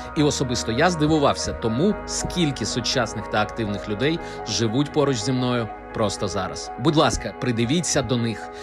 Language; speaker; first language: Ukrainian; native; Ukrainian